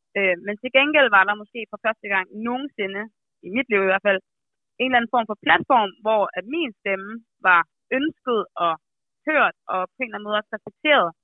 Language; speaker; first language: Danish; native; Danish